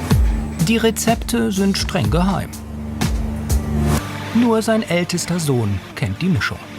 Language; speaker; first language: German; native; German